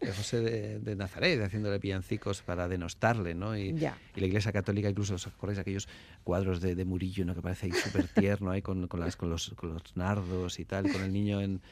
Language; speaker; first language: Spanish; native; Spanish